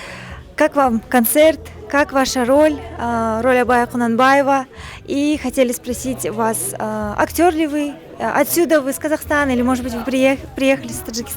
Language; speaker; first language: Russian; native; Russian